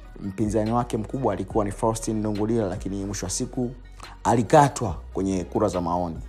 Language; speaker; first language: Swahili; native; Swahili